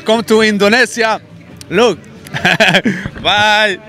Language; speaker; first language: English; non-native, learner; Spanish